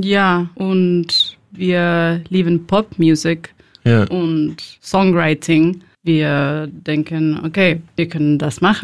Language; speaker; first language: German; non-native, learner; Spanish